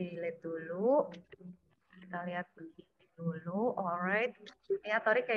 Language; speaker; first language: Indonesian; native; Indonesian